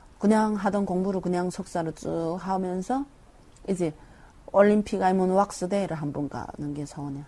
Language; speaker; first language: Korean; native; Korean